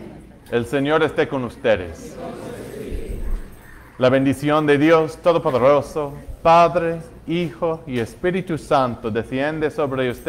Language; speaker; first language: Spanish; non-native, fluent; English